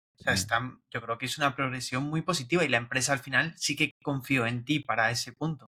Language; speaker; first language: Spanish; native; Spanish